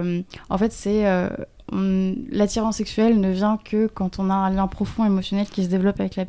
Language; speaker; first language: French; native; French